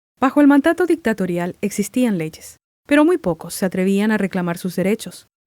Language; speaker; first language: Spanish; non-native, local second language; Guarani